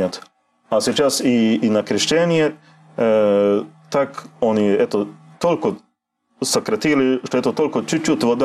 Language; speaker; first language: Russian; non-native, learner; Swedish